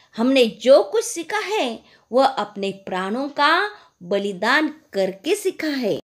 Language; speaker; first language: Hindi; non-native, local second language; Marathi